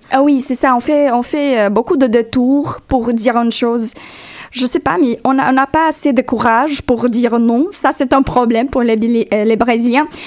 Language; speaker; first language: French; non-native, fluent; Portuguese